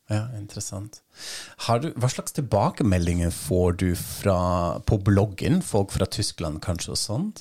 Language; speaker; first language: Norwegian; non-native, fluent; German